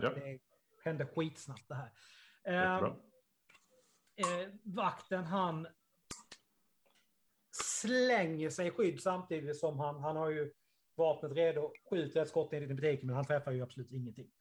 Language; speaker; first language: Swedish; native; Swedish